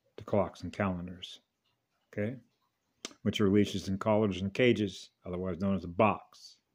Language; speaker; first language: English; native; English